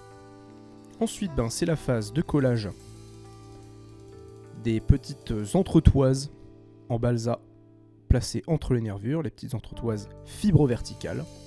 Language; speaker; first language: French; native; French